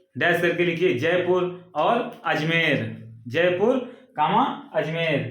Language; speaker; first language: Hindi; native; Hindi